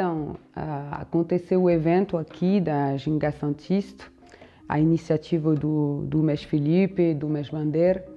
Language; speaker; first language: Portuguese; non-native, fluent; French